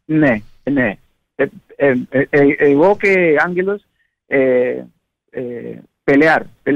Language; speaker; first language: Greek; non-native, learner; Spanish